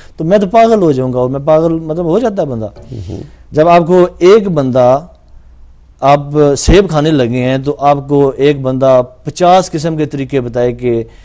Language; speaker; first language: Urdu; non-native, local second language; Punjabi